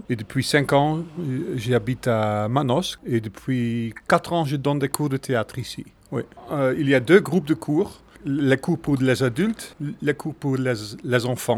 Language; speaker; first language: French; non-native, fluent; Dutch